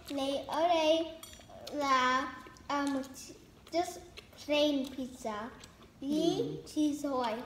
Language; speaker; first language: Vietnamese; early bilingual, heritage; Vietnamese